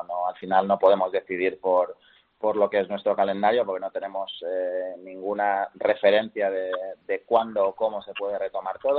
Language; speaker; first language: Spanish; native; Spanish